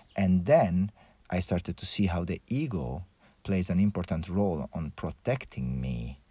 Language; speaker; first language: English; early bilingual, other home language; Italian